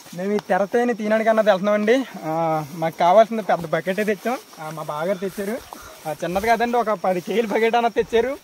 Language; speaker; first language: Telugu; non-native, local second language; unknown